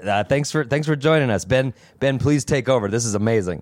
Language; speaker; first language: English; native; English